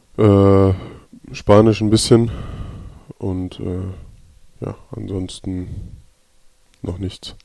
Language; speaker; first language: German; native; German